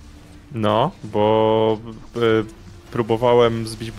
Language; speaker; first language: Polish; native; Polish